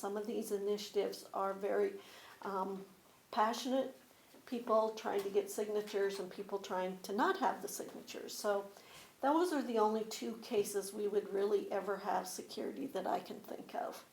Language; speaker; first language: English; native; English